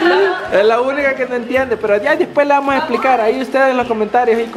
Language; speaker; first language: Spanish; native; Spanish